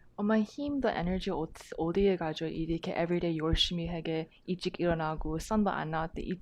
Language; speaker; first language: Korean; early bilingual, heritage; English